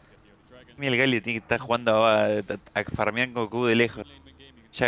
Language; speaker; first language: Spanish; native; Spanish